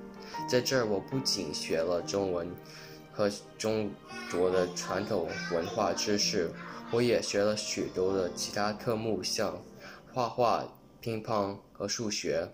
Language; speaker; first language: Chinese; early bilingual, heritage; Chinese